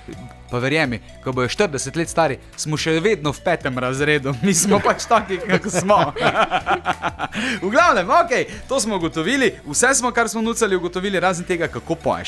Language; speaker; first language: Slovenian; native; Slovenian